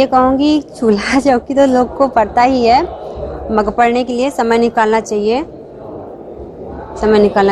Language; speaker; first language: Hindi; non-native, fluent; Spanish